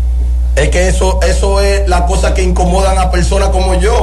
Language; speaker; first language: Spanish; native; Spanish